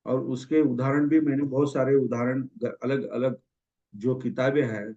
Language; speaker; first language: Hindi; non-native, local second language; Marathi